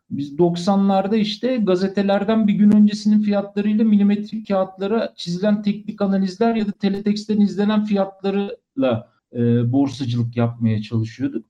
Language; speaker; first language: Turkish; native; Turkish